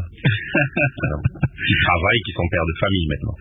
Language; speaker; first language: French; non-native, local second language; Lingala